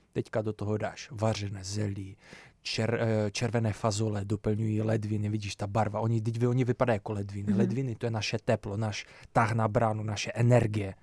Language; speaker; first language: Czech; early bilingual, other home language; Ukrainian